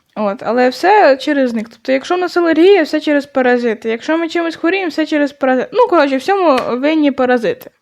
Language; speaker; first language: Ukrainian; non-native, local second language; Russian